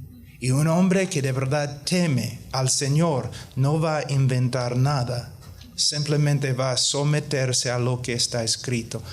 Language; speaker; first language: Spanish; non-native, fluent; English